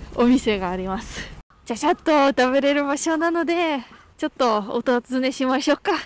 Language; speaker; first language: Japanese; non-native, fluent; Russian